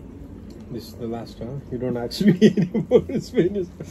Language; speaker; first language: English; non-native, local second language; Hindi